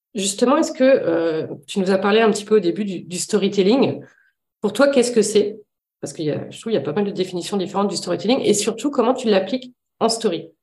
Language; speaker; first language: French; native; French